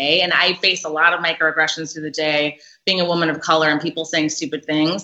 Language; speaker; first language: English; native; English